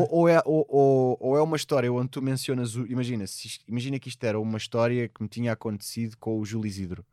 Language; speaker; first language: Portuguese; native; Portuguese